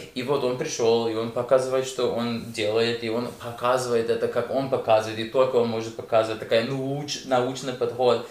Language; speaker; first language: Russian; early bilingual, heritage; Russian